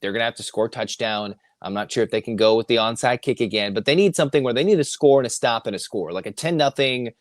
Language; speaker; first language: English; native; English